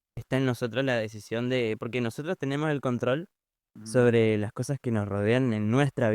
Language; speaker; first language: Spanish; native; Spanish